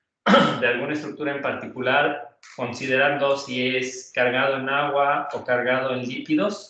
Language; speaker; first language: Spanish; native; Spanish